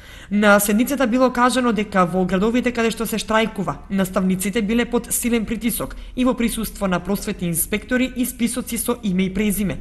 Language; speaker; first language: Macedonian; native; Macedonian